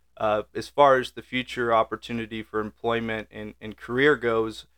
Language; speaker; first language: English; native; English